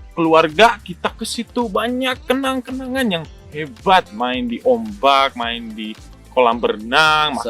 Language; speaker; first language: Indonesian; non-native, local second language; English